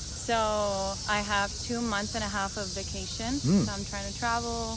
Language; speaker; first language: English; non-native, fluent; Italian